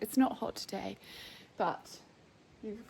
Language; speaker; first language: English; native; English